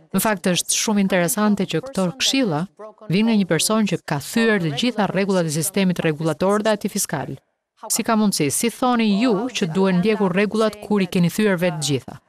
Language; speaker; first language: Albanian; native; Albanian